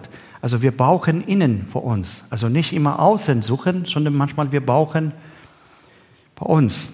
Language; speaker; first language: German; non-native, learner; Persian